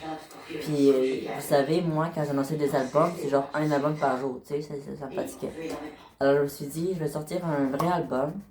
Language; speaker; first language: French; native; French